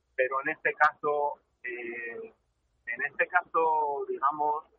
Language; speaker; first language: Spanish; native; Spanish